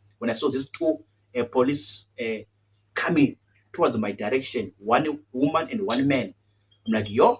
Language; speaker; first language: English; non-native, local second language; Shona